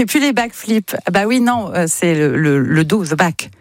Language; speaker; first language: French; native; French